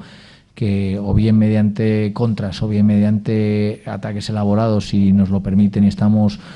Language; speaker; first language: Spanish; native; Spanish